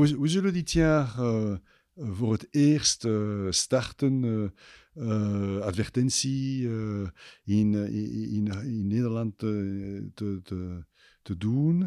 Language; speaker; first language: Dutch; non-native, fluent; French